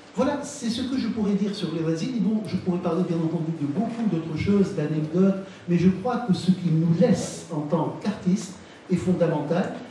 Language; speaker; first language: French; non-native, local second language; Arabic